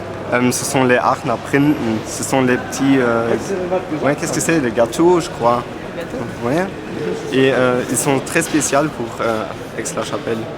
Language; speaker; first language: French; non-native, learner; German